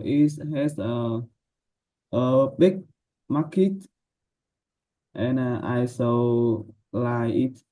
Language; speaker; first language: English; non-native, learner; Vietnamese